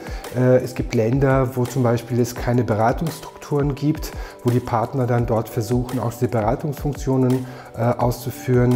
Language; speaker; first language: German; native; German